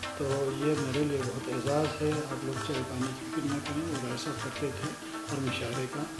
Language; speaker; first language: Urdu; non-native, local second language; Balti